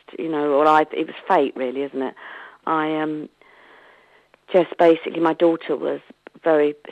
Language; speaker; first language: English; native; English